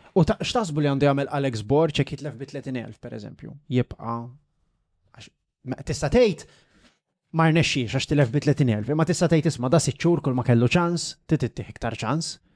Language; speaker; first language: Maltese; native; Maltese